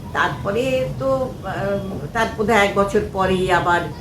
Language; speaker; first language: Bangla; native; Bangla